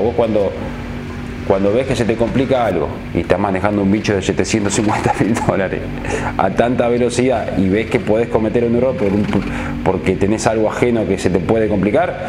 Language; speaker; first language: Spanish; native; Spanish